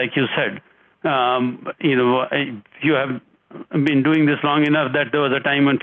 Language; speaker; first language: English; non-native, local second language; Hindi